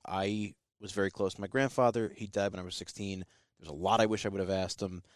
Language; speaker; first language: English; native; English